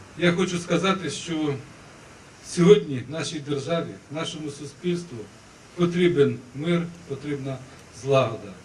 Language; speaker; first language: Ukrainian; native; Ukrainian